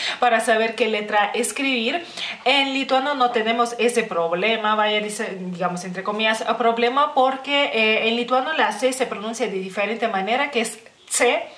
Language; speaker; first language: Spanish; non-native, fluent; Lithuanian